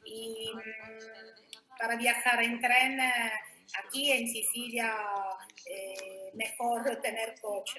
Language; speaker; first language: Spanish; non-native, fluent; Italian